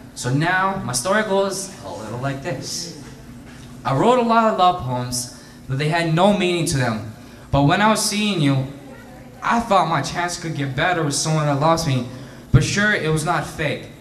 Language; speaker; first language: English; native; English